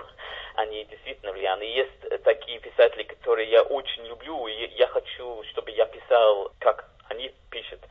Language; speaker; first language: Russian; non-native, fluent; English